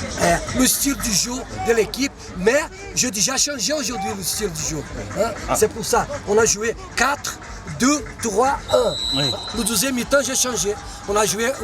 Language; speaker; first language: French; non-native, fluent; Portuguese